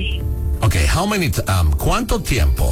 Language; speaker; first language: Spanish; non-native, learner; English